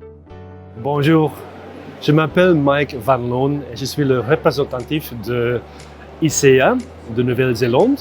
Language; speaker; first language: French; non-native, fluent; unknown